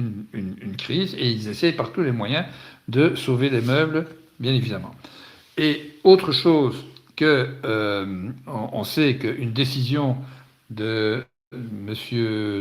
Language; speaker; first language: French; native; French